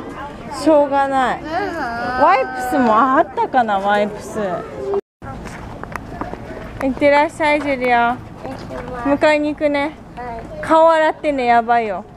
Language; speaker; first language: Japanese; native; Japanese